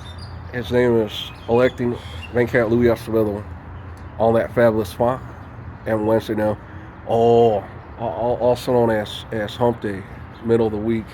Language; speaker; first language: English; native; English